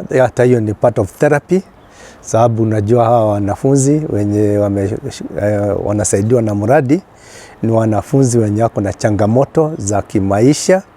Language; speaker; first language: Swahili; non-native, local second language; Kikuyu